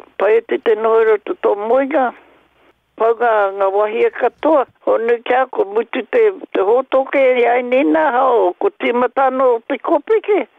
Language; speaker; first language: Māori; native; Māori